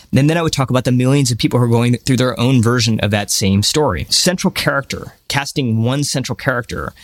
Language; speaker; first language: English; early bilingual, other home language; Hindi